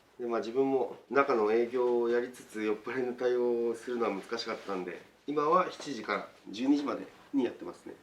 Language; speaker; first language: Japanese; native; Japanese